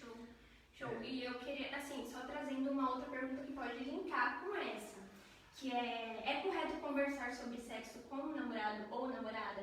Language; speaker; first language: Portuguese; native; Portuguese